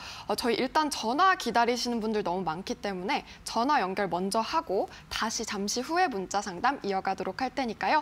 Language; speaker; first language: Korean; native; Korean